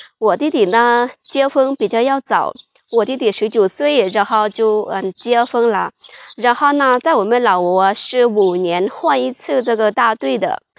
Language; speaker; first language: Chinese; non-native, fluent; Lao